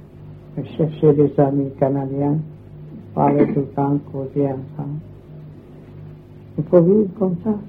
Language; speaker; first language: French; non-native, learner; Vietnamese